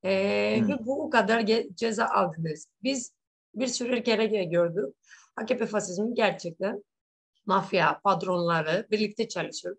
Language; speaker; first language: Turkish; non-native, learner; Greek